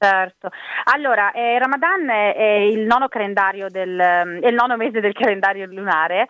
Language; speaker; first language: Italian; native; Italian